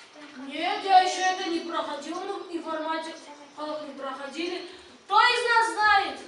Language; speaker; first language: Russian; non-native, local second language; Kazakh